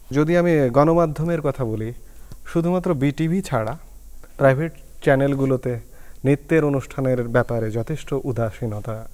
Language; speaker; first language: Bangla; native; Bangla